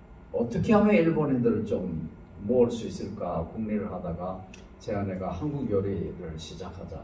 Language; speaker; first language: Korean; native; Korean